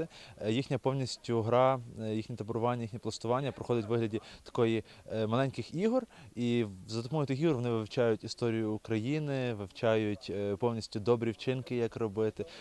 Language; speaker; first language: Ukrainian; native; Ukrainian